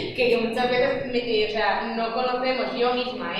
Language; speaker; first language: Spanish; non-native, local second language; Catalan